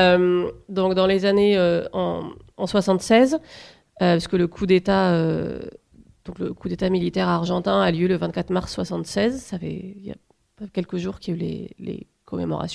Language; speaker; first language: French; native; French